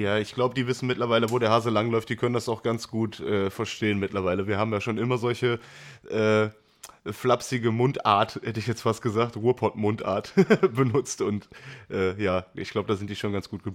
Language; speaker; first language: German; native; German